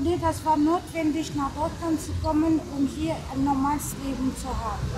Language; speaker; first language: German; non-native, fluent; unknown